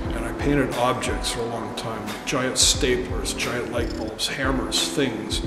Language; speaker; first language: English; native; English